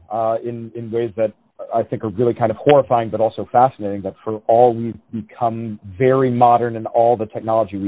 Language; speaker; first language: English; native; English